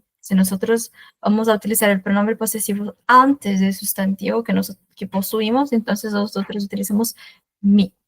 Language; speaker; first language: Spanish; non-native, fluent; Portuguese